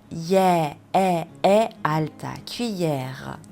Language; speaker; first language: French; non-native, fluent; Spanish